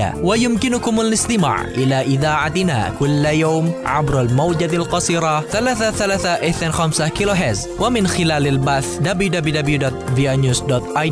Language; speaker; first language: Arabic; non-native, fluent; Indonesian